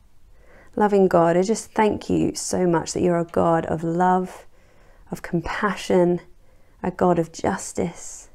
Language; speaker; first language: English; native; English